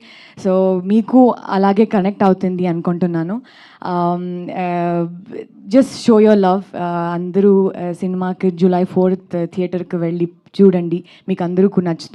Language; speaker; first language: Telugu; non-native, learner; Kannada